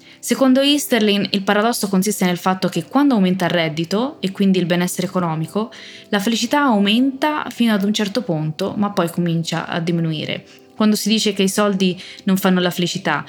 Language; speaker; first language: Italian; native; Italian